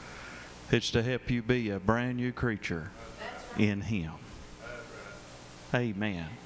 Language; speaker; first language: English; native; English